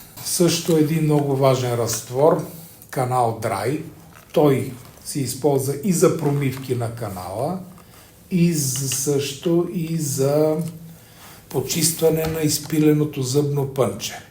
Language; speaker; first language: Bulgarian; native; Bulgarian